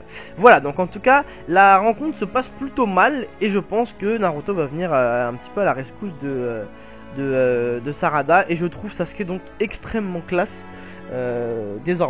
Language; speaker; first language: French; native; French